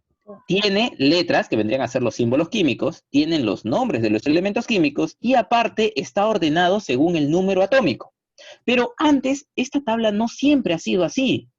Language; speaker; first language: Spanish; native; Spanish